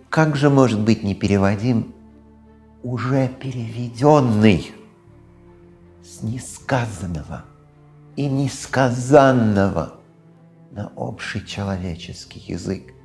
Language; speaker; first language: Russian; non-native, fluent; English